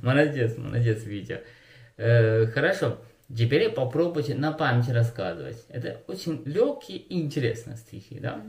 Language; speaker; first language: Russian; non-native, learner; Chinese